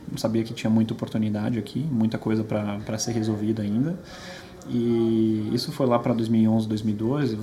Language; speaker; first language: Portuguese; early bilingual, other home language; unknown